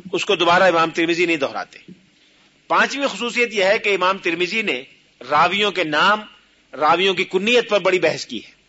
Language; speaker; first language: Urdu; native; Urdu